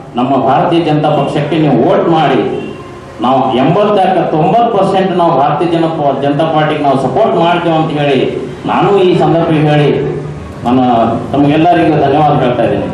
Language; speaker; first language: Kannada; non-native, local second language; Lambadi